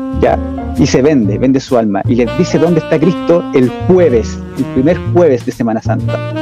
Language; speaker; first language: Spanish; native; Spanish